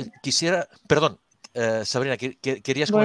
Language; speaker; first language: Spanish; native; Spanish